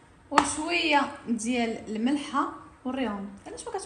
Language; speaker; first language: Arabic; native; Arabic